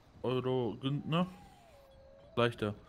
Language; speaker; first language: German; native; German